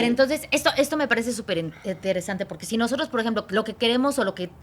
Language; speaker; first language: Spanish; native; Spanish